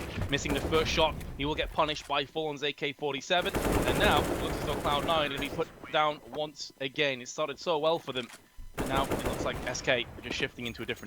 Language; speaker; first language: English; native; English